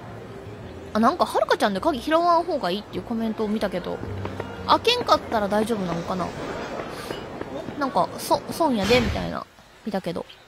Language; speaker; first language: Japanese; native; Japanese